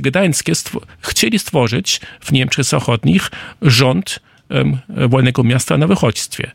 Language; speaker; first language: Polish; non-native, fluent; German